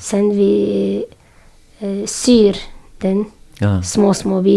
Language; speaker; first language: Swedish; non-native, learner; Syriac